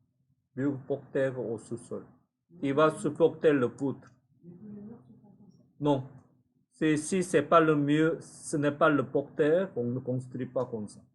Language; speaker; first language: French; non-native, fluent; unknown